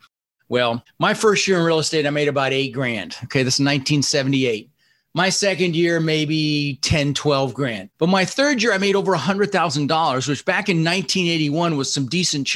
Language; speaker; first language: English; early bilingual, other home language; Dutch